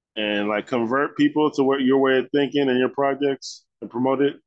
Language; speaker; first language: English; native; English